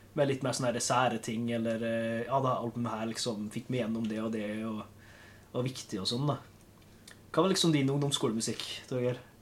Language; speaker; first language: Norwegian; native; Norwegian